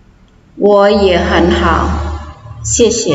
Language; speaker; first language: Chinese; non-native, fluent; Khmer